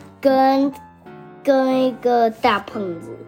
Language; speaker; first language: Chinese; early bilingual, heritage; Chinese